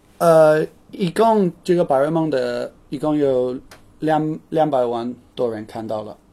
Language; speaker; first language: Chinese; non-native, fluent; English